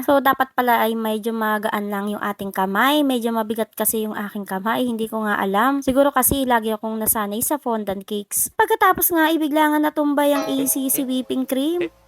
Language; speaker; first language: Filipino; native; Filipino